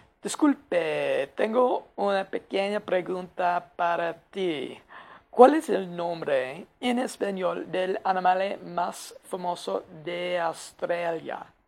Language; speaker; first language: Spanish; non-native, learner; English